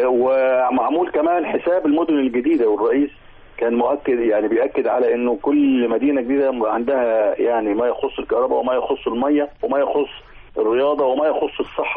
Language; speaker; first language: Arabic; native; Arabic